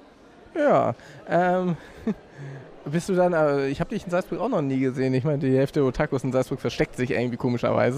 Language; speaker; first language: German; native; German